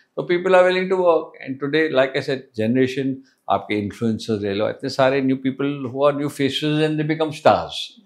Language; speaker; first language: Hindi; non-native, local second language; English